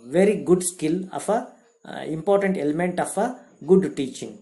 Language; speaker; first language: English; non-native, local second language; Kannada